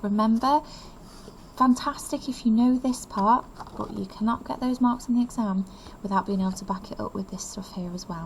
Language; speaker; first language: English; native; English